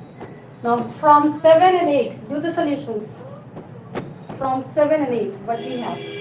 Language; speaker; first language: English; non-native, local second language; Hindi